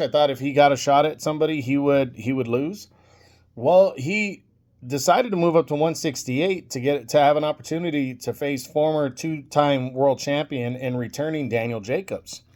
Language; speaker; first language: English; native; English